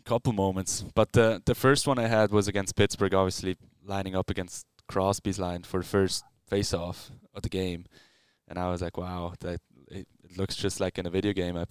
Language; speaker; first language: English; non-native, fluent; Swiss German